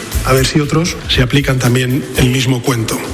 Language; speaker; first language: Spanish; native; Spanish